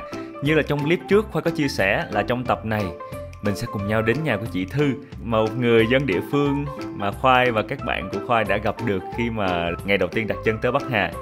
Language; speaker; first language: Vietnamese; native; Vietnamese